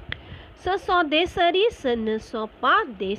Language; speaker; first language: French; non-native, fluent; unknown